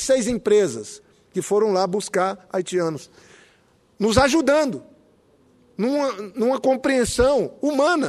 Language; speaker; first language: Portuguese; native; Portuguese